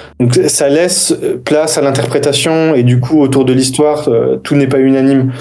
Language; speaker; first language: French; native; French